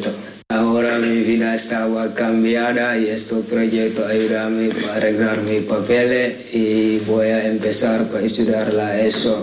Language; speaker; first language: Spanish; non-native, learner; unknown